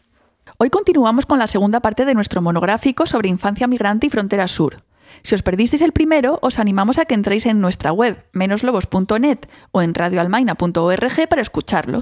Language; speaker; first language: Spanish; native; Spanish